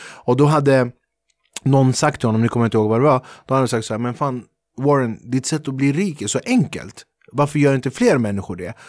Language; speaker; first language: Swedish; early bilingual, other home language; Kurdish